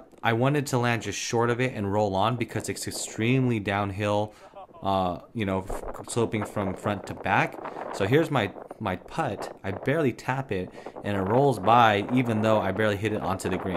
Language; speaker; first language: English; native; English